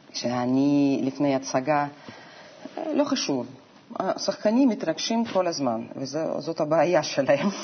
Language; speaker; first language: Hebrew; non-native, fluent; Russian